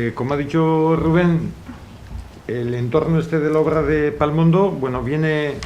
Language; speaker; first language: Spanish; non-native, local second language; Basque